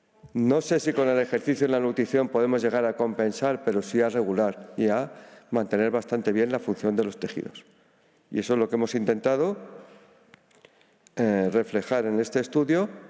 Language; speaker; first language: Spanish; native; Spanish